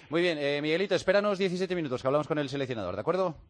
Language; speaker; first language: Spanish; native; Spanish